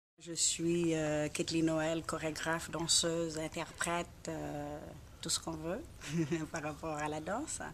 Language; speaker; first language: French; non-native, local second language; Haitian Creole